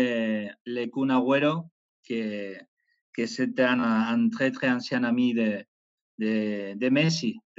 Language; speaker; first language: French; non-native, fluent; Spanish